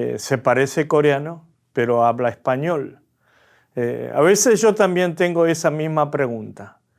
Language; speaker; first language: Spanish; early bilingual, other home language; Korean